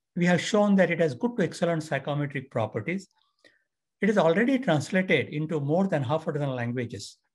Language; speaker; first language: English; non-native, local second language; Marathi